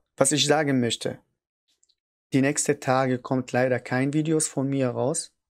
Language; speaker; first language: German; non-native, fluent; Arabic